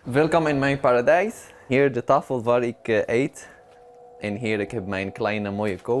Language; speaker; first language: Dutch; non-native, learner; Arabic